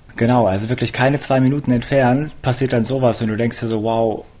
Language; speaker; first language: German; native; German